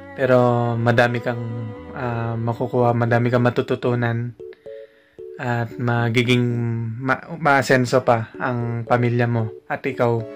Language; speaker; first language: Filipino; native; Filipino